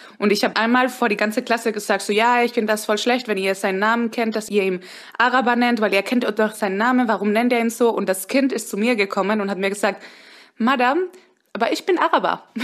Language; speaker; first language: German; early bilingual, heritage; Spanish